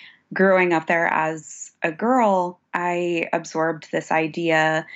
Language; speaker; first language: English; native; English